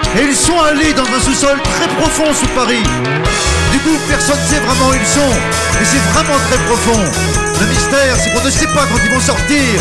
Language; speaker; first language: French; native; French